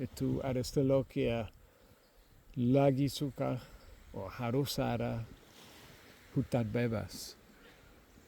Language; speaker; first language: Indonesian; non-native, learner; English